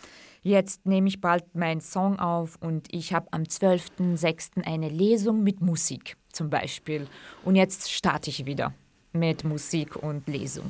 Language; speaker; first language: German; non-native, fluent; Kurdish